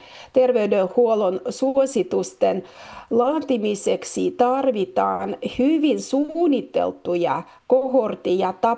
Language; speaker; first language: Finnish; non-native, fluent; Russian